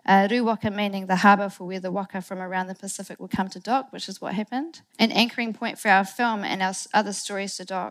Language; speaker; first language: English; native; English